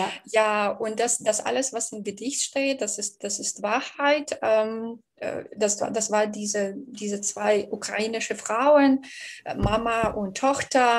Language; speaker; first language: German; non-native, fluent; Belarusian